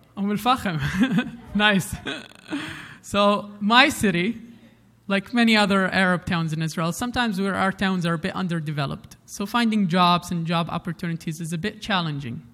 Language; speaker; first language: English; non-native, fluent; Arabic